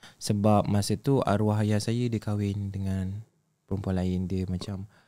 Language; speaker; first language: Malay; native; Malay